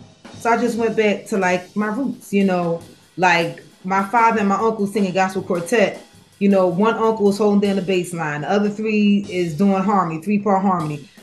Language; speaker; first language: English; native; English